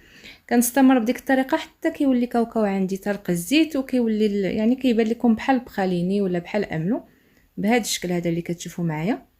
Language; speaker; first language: Arabic; native; Arabic